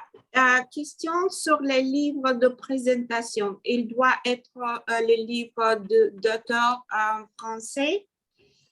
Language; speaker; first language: French; non-native, learner; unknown